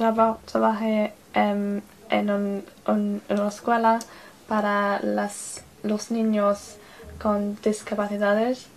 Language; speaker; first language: Spanish; non-native, learner; English